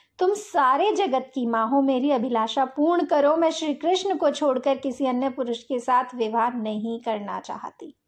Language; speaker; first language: Hindi; native; Hindi